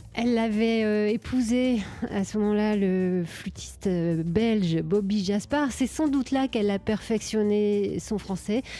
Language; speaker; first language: French; native; French